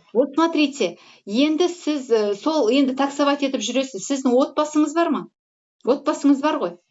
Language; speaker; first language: Kazakh; non-native, local second language; Russian